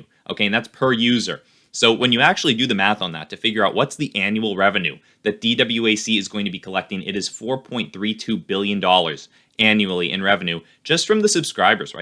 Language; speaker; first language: English; native; English